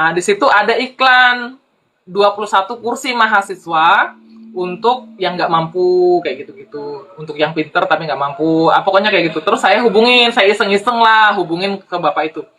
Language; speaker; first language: Indonesian; native; Indonesian